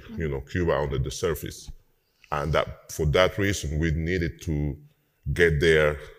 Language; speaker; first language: English; non-native, fluent; Spanish